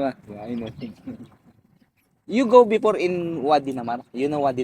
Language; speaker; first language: English; non-native, local second language; Filipino